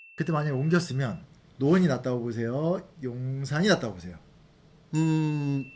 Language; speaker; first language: Korean; native; Korean